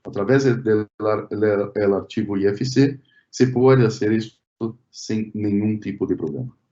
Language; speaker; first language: Spanish; non-native, fluent; Portuguese